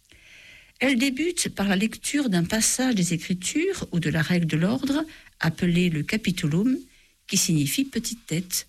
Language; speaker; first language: French; native; French